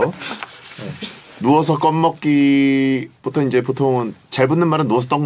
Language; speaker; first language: Korean; native; Korean